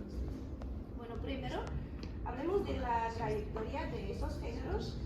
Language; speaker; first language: Spanish; non-native, fluent; Chinese